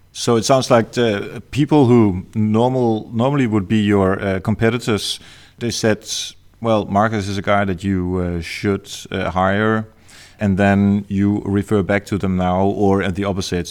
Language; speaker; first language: English; non-native, fluent; Danish